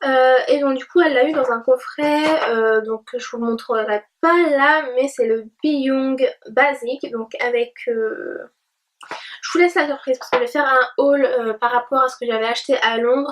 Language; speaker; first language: French; native; French